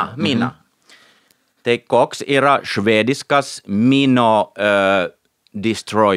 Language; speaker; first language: Lithuanian; non-native, fluent; Finnish